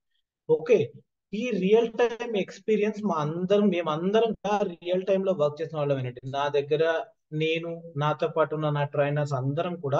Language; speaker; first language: Telugu; native; Telugu